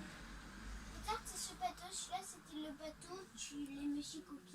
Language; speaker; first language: French; native; French